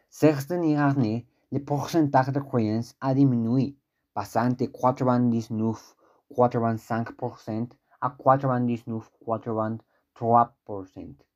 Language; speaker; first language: Spanish; non-native, learner; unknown